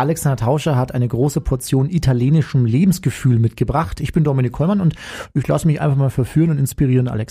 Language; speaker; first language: German; native; German